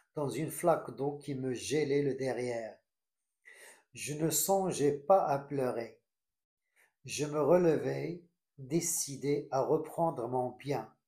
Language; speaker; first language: French; non-native, local second language; Arabic